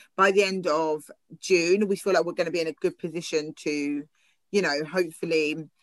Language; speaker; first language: English; native; English